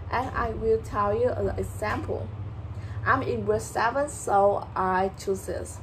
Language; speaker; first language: English; non-native, learner; Vietnamese